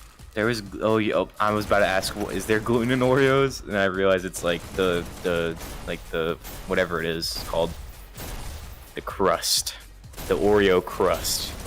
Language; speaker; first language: English; native; English